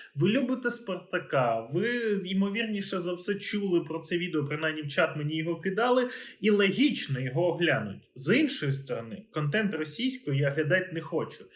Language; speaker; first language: Ukrainian; native; Ukrainian